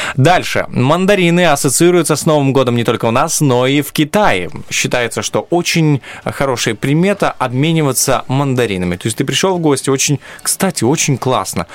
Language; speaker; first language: Russian; non-native, local second language; Romanian